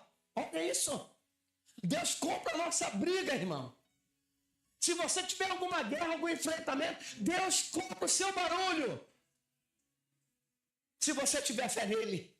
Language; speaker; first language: Portuguese; native; Portuguese